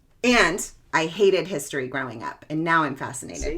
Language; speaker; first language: English; native; English